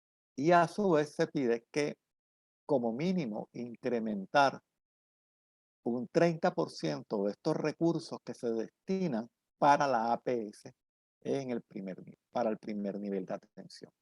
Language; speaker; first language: Spanish; native; Spanish